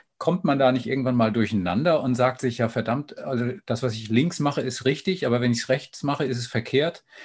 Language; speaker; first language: German; native; German